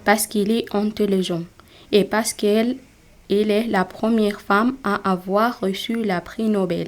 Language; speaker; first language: French; non-native, learner; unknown